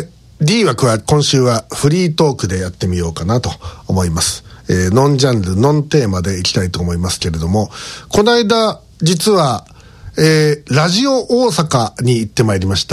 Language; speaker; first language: Japanese; native; Japanese